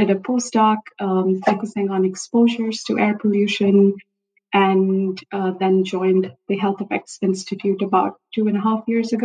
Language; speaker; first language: English; non-native, local second language; Hindi